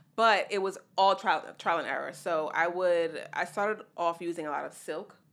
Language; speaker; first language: English; native; English